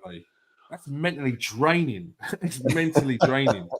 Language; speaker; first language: English; native; English